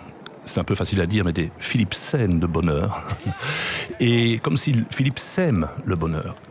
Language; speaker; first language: French; native; French